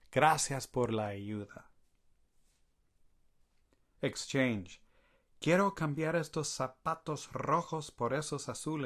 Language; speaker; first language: Spanish; non-native, fluent; English